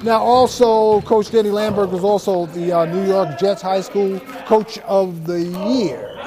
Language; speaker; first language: English; native; English